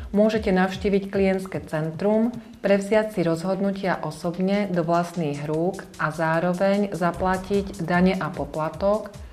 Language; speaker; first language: Slovak; native; Slovak